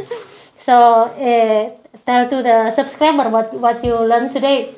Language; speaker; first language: English; non-native, learner; Indonesian